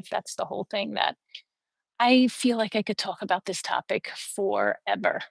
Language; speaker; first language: English; native; English